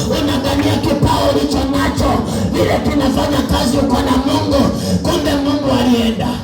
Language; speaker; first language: Swahili; non-native, local second language; Luyia